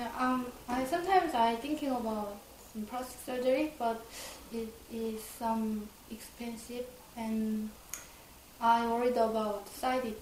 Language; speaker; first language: English; non-native, learner; Korean